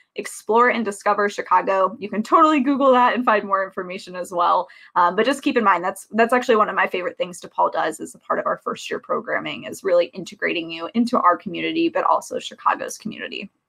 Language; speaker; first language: English; native; English